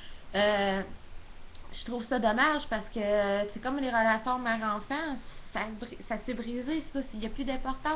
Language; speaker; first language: French; native; French